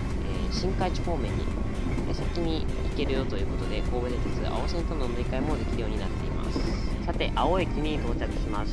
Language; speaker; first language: Japanese; native; Japanese